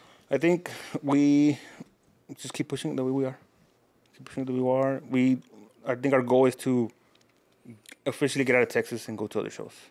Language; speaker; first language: English; early bilingual, other home language; Spanish